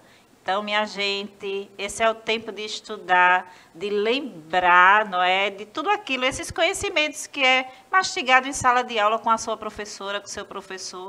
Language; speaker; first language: Portuguese; native; Portuguese